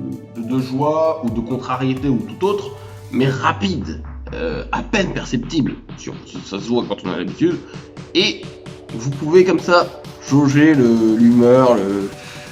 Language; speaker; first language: French; native; French